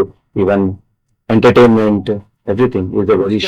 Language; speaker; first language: Telugu; non-native, learner; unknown